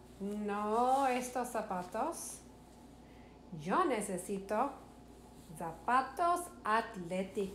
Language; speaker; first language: Spanish; non-native, fluent; English